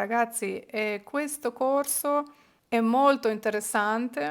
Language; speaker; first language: Italian; non-native, fluent; Ukrainian